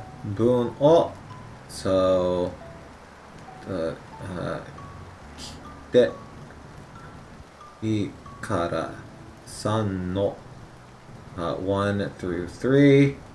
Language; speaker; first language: Japanese; non-native, learner; English